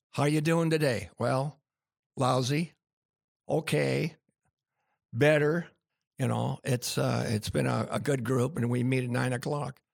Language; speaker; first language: English; native; English